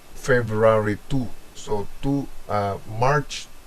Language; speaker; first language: English; non-native, local second language; Filipino